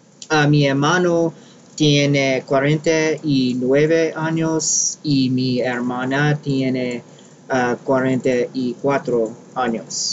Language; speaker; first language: Spanish; non-native, learner; English